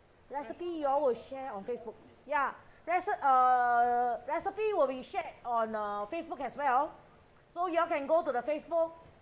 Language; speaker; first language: English; non-native, local second language; Chinese